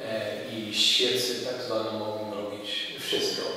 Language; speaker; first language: Polish; non-native, fluent; English